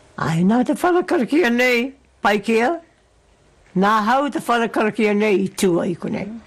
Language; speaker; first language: Māori; native; Māori